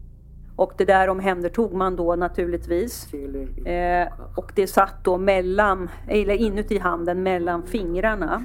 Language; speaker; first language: Swedish; native; Swedish